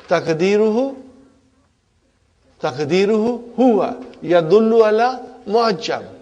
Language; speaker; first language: Arabic; non-native, fluent; English